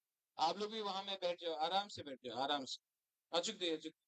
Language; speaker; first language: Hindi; non-native, local second language; Kok Borok